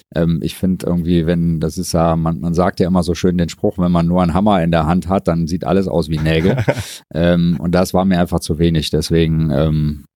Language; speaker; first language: German; native; German